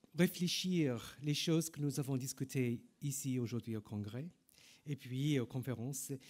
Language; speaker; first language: French; non-native, learner; English